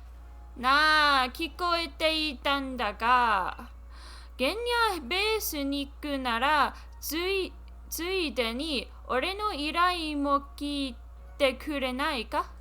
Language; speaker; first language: Japanese; non-native, learner; English